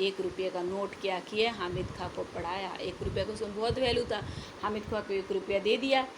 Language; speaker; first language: Hindi; native; Hindi